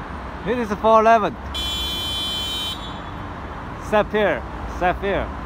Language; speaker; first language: English; non-native, learner; Chinese